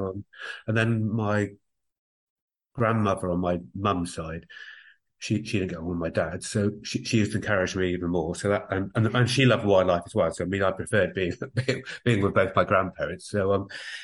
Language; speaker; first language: English; native; English